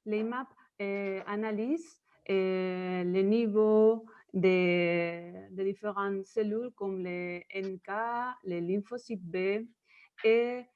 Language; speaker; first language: French; non-native, fluent; Spanish